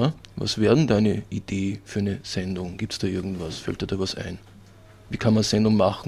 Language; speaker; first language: German; native; German